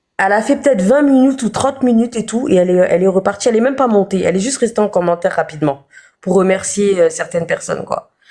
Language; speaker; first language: French; early bilingual, other home language; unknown